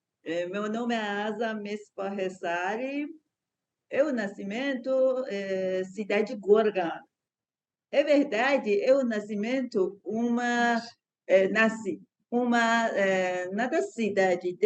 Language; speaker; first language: Portuguese; non-native, learner; Persian